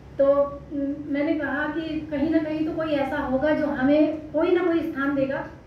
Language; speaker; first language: Hindi; native; Hindi